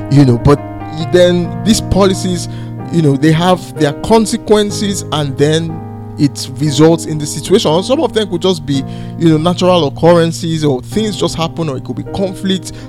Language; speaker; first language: English; non-native, local second language; Yoruba